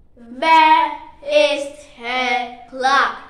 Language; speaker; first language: German; non-native, learner; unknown